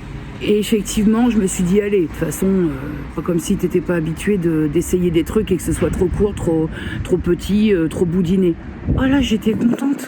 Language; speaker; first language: French; native; French